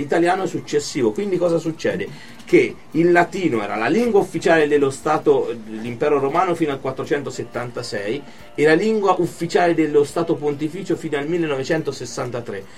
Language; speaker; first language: Italian; native; Italian